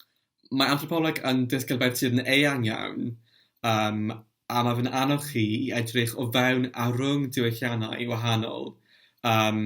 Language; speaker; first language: Welsh; non-native, local second language; English